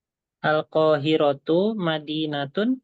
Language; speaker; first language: Arabic; non-native, fluent; Indonesian